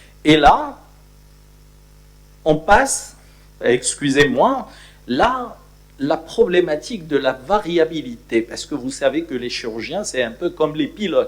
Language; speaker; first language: French; non-native, local second language; Arabic